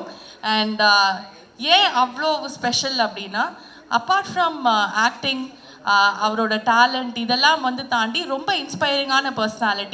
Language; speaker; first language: Tamil; native; Tamil